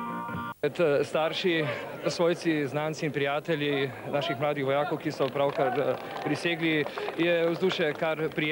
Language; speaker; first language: Slovenian; native; Slovenian